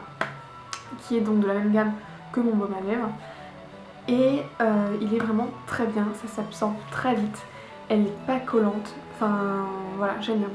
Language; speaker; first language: French; native; French